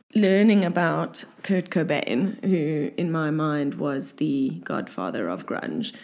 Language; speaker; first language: English; native; English